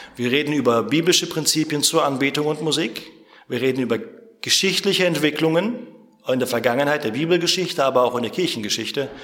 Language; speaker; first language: German; native; German